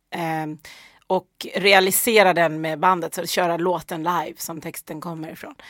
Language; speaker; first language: Swedish; early bilingual, other home language; Persian